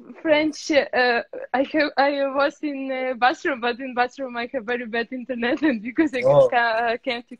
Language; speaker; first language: English; non-native, learner; Russian